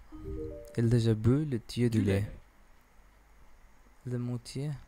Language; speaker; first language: French; non-native, learner; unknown